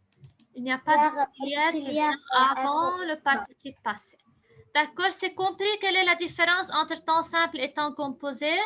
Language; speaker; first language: French; non-native, local second language; Arabic